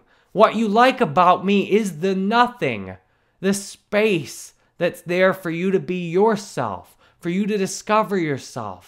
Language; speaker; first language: English; native; English